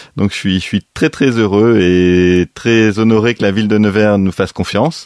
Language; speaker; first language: French; native; French